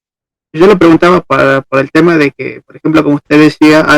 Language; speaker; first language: Spanish; native; Spanish